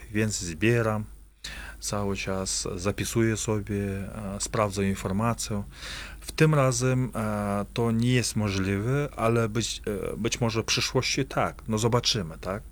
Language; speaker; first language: Polish; non-native, fluent; Russian